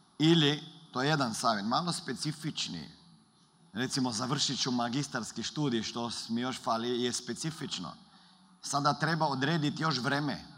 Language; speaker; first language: Croatian; early bilingual, heritage; Croatian